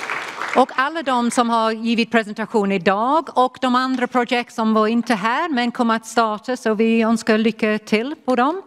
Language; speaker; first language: Swedish; non-native, fluent; English